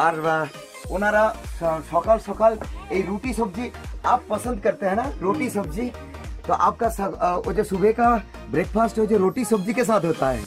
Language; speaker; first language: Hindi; non-native, local second language; Bangla